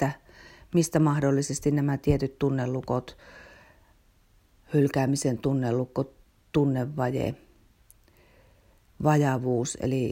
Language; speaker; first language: Finnish; native; Finnish